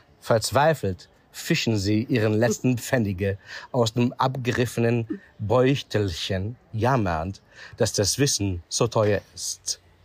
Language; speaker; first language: German; non-native, fluent; Hebrew